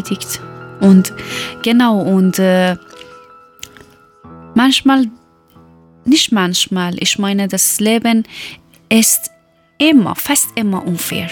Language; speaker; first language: German; non-native, learner; Persian